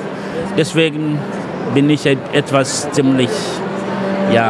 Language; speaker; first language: German; non-native, fluent; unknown